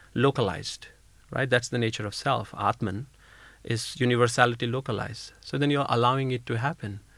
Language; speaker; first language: English; non-native, local second language; Hindi